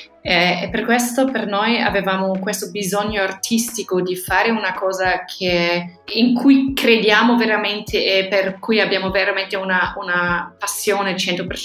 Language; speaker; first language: Italian; non-native, fluent; German